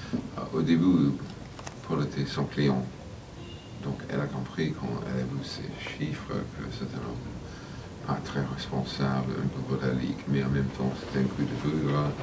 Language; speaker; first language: French; non-native, fluent; English